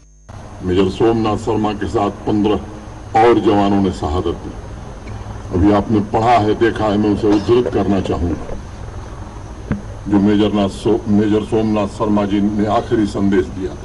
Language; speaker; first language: Hindi; native; Hindi